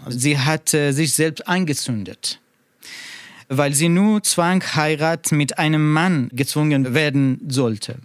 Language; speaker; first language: German; non-native, learner; Persian